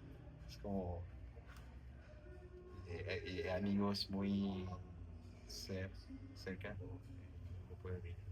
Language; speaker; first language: Spanish; non-native, learner; French